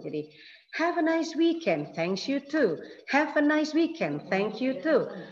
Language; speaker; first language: English; non-native, fluent; Indonesian